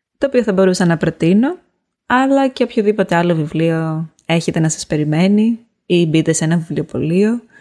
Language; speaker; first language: Greek; native; Greek